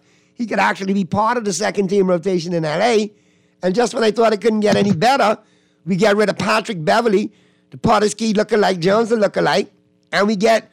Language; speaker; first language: English; native; English